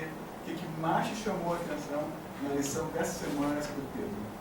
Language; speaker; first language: Portuguese; native; Portuguese